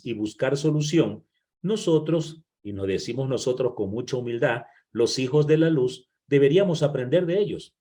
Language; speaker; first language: Spanish; native; Spanish